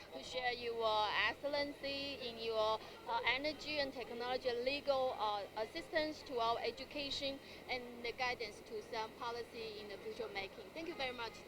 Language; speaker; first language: English; non-native, learner; Chinese